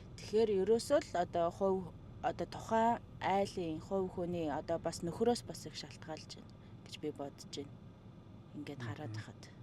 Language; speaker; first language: Mongolian; native; Mongolian